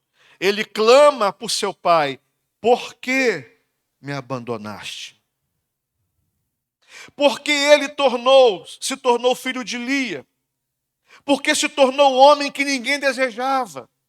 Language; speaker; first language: Portuguese; native; Portuguese